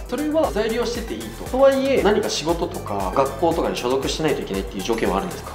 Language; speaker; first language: Japanese; native; Japanese